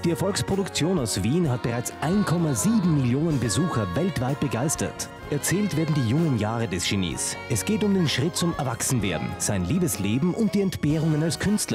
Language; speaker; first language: German; native; German